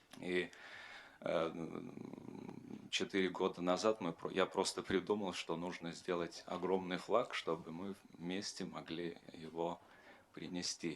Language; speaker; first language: Russian; non-native, fluent; Lithuanian